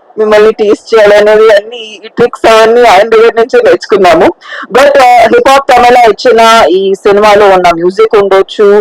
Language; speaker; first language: Telugu; non-native, fluent; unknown